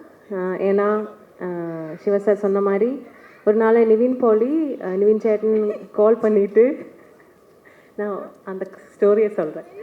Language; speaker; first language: Tamil; non-native, learner; Malayalam